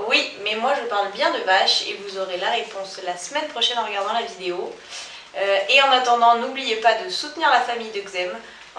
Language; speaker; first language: French; native; French